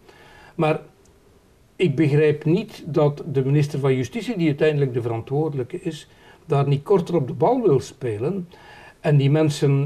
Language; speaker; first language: Dutch; native; Dutch